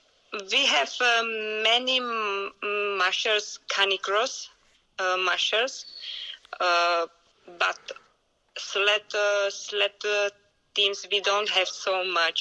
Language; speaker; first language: English; non-native, learner; Czech